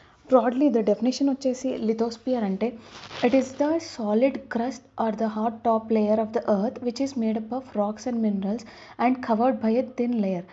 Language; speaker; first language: English; non-native, local second language; Telugu